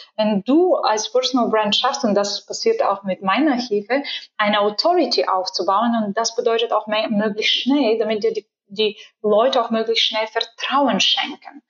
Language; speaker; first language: German; non-native, fluent; Bulgarian